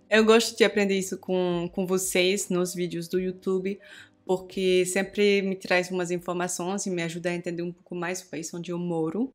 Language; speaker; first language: Portuguese; non-native, fluent; French